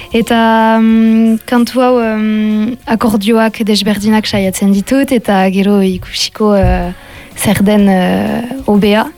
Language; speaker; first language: Basque; non-native, local second language; French